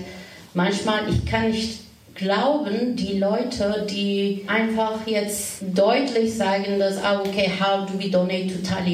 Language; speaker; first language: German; non-native, learner; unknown